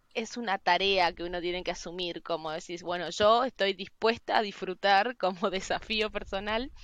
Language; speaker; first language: Spanish; native; Spanish